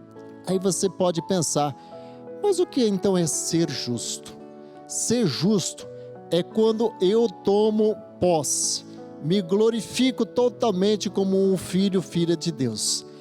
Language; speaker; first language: Portuguese; native; Portuguese